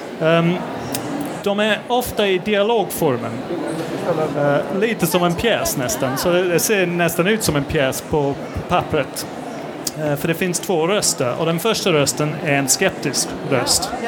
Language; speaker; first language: Swedish; non-native, fluent; English